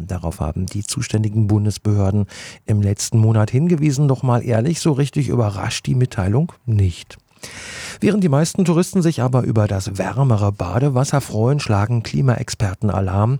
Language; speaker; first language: German; native; German